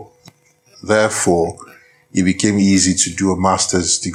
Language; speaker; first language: English; non-native, local second language; Yoruba